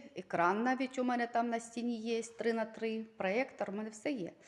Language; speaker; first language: Ukrainian; native; Ukrainian